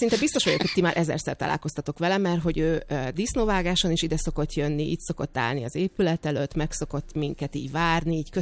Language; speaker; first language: Hungarian; native; Hungarian